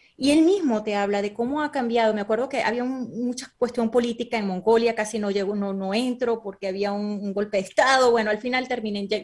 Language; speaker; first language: Spanish; native; Spanish